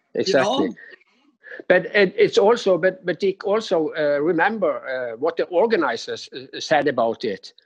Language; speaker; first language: English; non-native, fluent; Norwegian